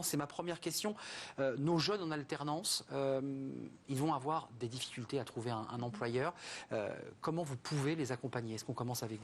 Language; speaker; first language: French; native; French